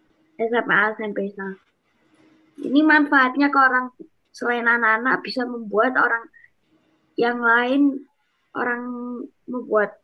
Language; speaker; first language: Indonesian; non-native, local second language; English